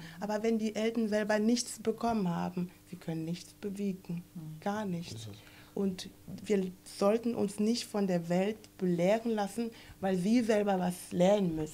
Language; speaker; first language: German; non-native, fluent; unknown